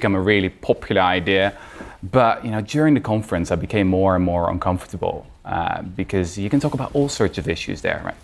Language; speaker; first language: English; non-native, fluent; Dutch